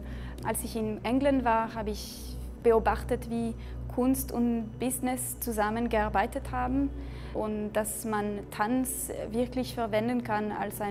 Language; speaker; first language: German; non-native, local second language; French